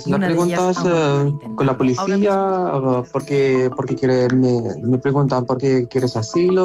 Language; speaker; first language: Spanish; non-native, local second language; Arabic